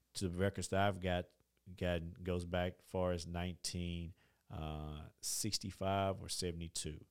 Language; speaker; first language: English; native; English